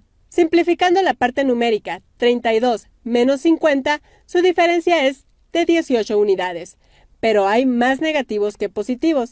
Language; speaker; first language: Spanish; native; Spanish